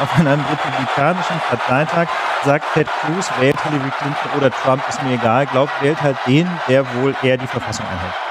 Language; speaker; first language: German; native; German